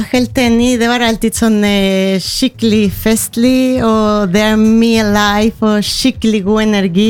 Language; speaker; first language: Norwegian; non-native, learner; Spanish